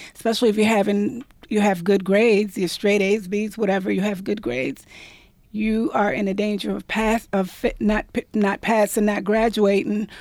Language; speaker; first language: English; non-native, local second language; Spanish